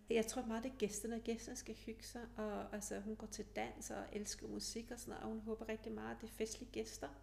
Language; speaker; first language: Danish; early bilingual, other home language; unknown